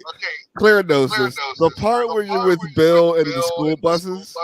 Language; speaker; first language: English; native; English